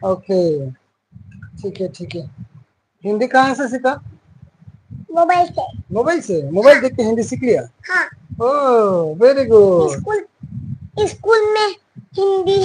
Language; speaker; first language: Hindi; non-native, local second language; Bangla